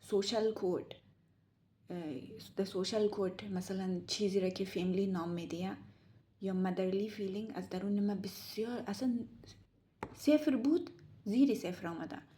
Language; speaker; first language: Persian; early bilingual, heritage; Persian